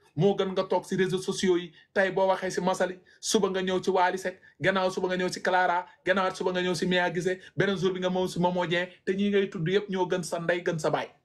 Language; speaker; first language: Wolof; non-native, local second language; Fula